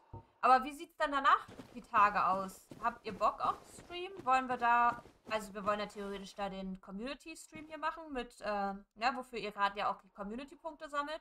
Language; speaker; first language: German; native; German